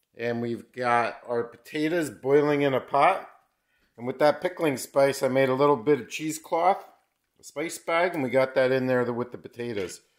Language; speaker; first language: English; native; English